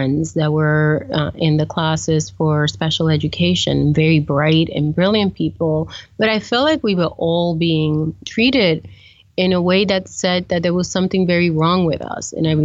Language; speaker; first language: English; early bilingual, other home language; Spanish